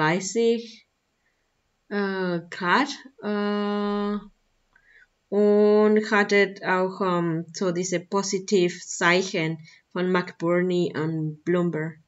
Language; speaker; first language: German; non-native, learner; Spanish